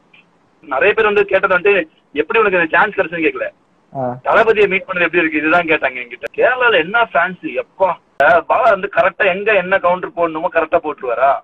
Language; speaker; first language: Tamil; native; Tamil